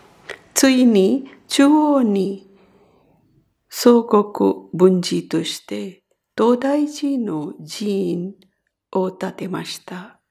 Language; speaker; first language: Japanese; non-native, fluent; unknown